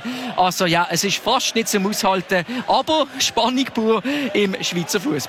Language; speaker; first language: German; native; German